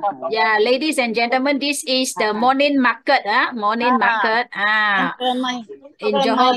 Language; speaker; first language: English; non-native, local second language; Chinese